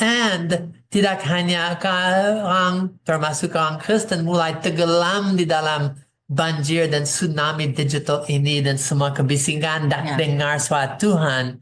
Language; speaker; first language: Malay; non-native, fluent; English